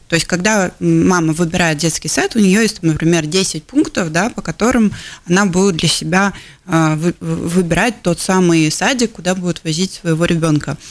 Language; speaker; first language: Russian; native; Russian